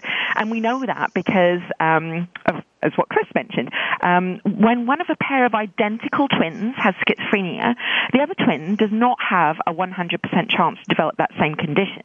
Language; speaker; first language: English; native; English